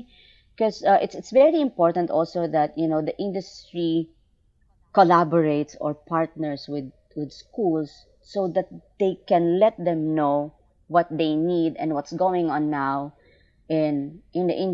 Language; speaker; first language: English; non-native, local second language; Filipino